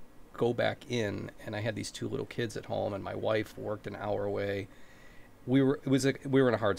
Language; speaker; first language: English; native; English